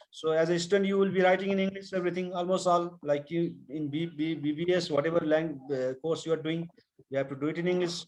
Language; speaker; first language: English; non-native, local second language; Nepali